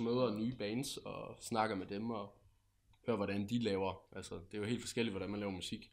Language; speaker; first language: Danish; native; Danish